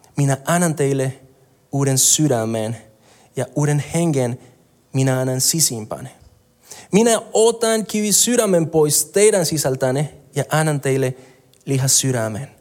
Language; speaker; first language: Finnish; non-native, fluent; Spanish